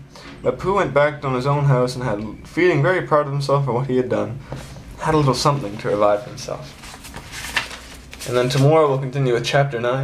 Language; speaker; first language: English; native; English